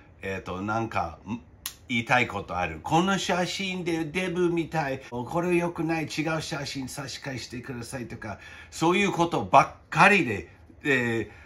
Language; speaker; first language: Japanese; non-native, fluent; English